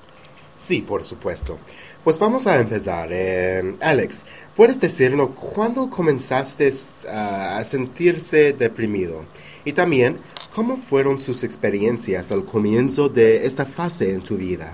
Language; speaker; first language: Spanish; non-native, learner; English